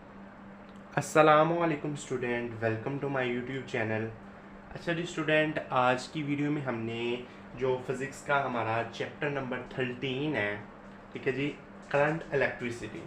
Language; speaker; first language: Hindi; non-native, local second language; Punjabi